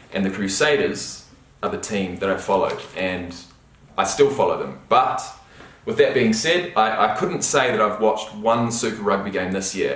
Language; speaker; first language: English; native; English